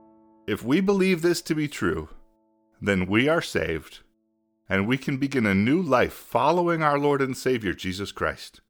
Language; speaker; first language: English; native; English